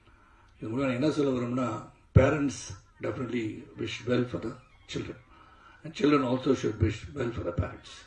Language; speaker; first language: Tamil; native; Tamil